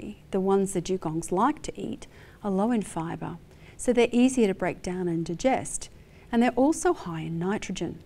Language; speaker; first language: English; native; English